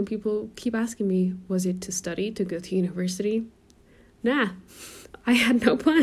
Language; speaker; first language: English; native; English